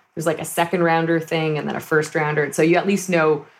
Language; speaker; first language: English; native; English